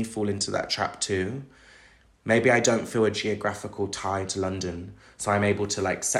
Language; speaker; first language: English; native; English